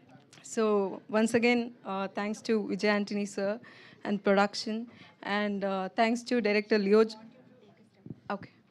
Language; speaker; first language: Telugu; non-native, learner; Tamil